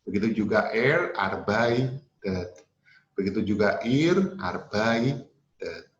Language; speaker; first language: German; non-native, learner; Indonesian